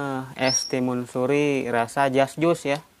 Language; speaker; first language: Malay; non-native, local second language; Sundanese